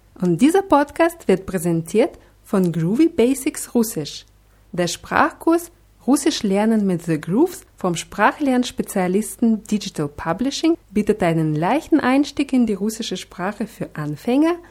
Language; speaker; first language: German; non-native, fluent; Russian